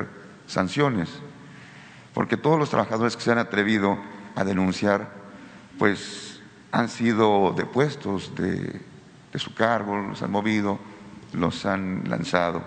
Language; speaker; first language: Spanish; native; Spanish